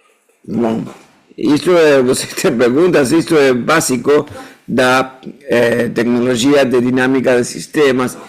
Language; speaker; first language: Portuguese; non-native, fluent; Spanish